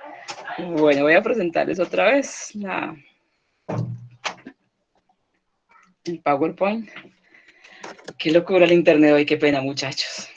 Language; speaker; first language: Spanish; native; Spanish